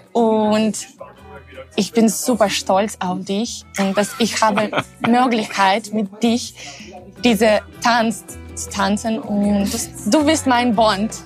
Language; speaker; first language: German; non-native, learner; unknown